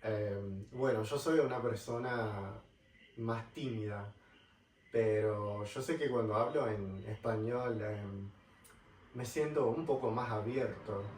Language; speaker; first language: Spanish; non-native, fluent; English